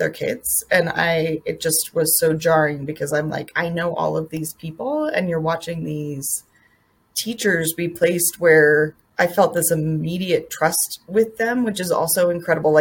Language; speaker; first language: English; native; English